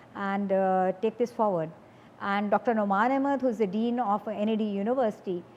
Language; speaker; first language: English; non-native, local second language; Urdu